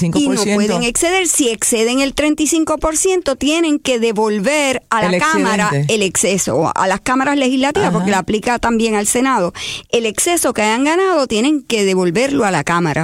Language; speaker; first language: Spanish; native; Spanish